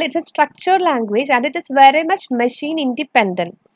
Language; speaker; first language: English; non-native, local second language; Malayalam